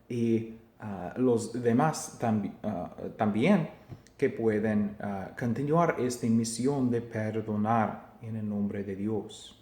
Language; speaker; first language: Spanish; non-native, fluent; English